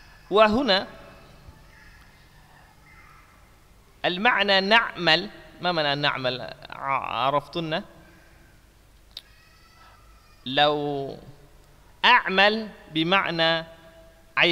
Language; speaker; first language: Arabic; non-native, fluent; Indonesian